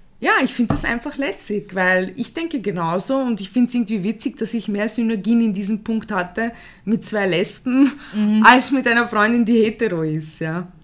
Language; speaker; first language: German; early bilingual, other home language; Croatian